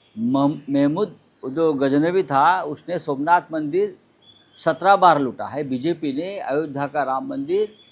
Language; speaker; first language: Hindi; non-native, local second language; Marathi